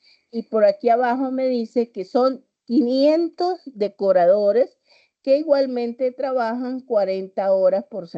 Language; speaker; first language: Spanish; native; Spanish